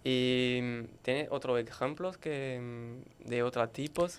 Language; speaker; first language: Spanish; non-native, learner; French